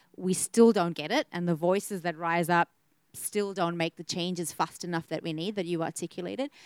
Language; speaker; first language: English; native; English